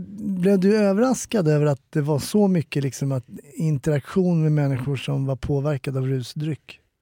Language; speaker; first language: Swedish; native; Swedish